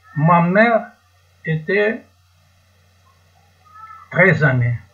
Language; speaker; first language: French; non-native, learner; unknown